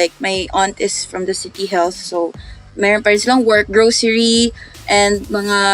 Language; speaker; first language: Filipino; non-native, local second language; Cebuano